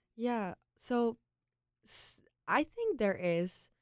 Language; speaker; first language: English; non-native, fluent; Czech